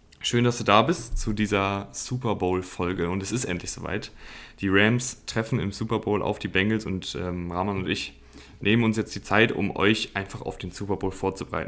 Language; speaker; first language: German; native; German